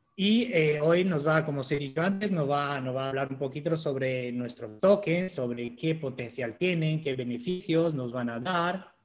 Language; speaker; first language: Spanish; non-native, fluent; Romanian